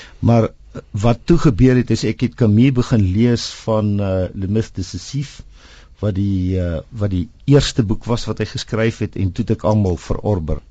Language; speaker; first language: Afrikaans; non-native, local second language; English